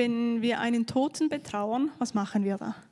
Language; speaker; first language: German; native; German